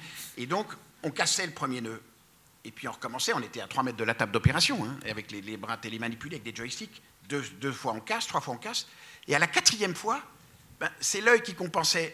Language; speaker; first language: French; native; French